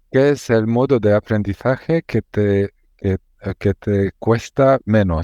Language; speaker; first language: Spanish; non-native, learner; Hungarian